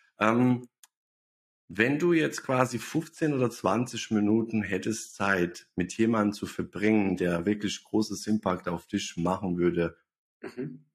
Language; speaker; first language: German; non-native, fluent; Bosnian